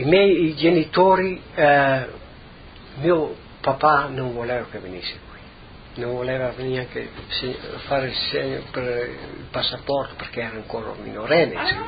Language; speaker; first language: Italian; native; Italian